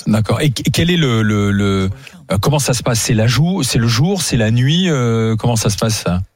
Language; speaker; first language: French; native; French